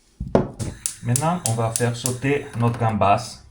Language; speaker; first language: French; non-native, fluent; Italian